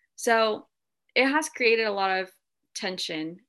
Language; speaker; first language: English; early bilingual, other home language; Spanish